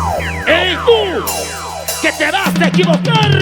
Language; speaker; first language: Spanish; native; Spanish